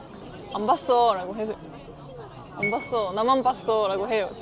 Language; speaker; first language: Korean; non-native, learner; Japanese